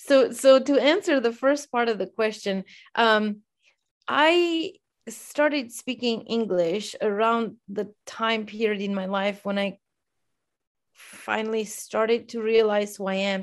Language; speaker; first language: English; non-native, fluent; Romanian